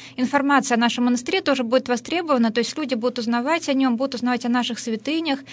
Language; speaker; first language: Russian; native; Russian